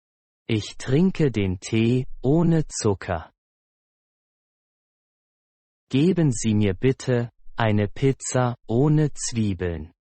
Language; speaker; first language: German; non-native, fluent; Persian